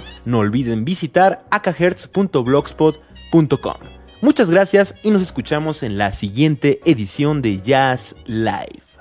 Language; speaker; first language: Spanish; native; Spanish